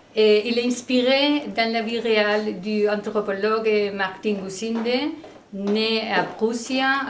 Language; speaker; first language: French; non-native, learner; Spanish